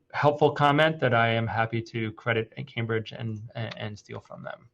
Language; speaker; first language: English; native; English